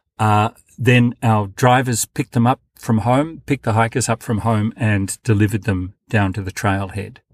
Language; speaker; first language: English; native; English